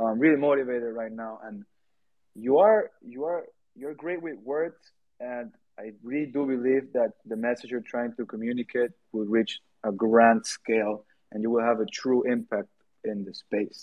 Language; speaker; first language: English; non-native, fluent; Spanish